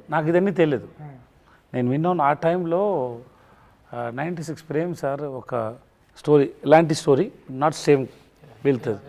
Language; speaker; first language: Telugu; non-native, learner; Tamil